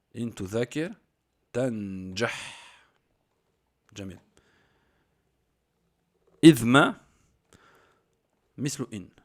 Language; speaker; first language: Arabic; non-native, fluent; French